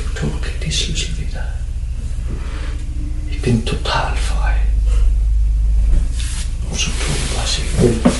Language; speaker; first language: German; non-native, fluent; Dutch